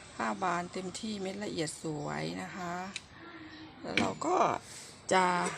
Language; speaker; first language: Thai; native; Thai